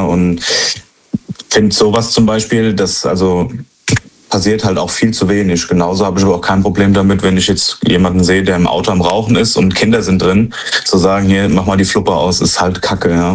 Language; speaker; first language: German; native; German